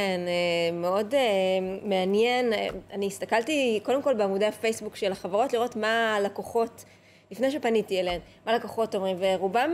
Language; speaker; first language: Hebrew; native; Hebrew